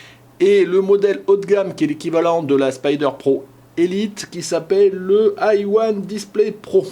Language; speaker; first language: French; native; French